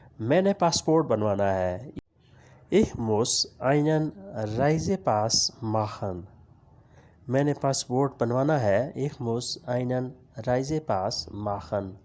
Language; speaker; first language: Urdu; non-native, local second language; Punjabi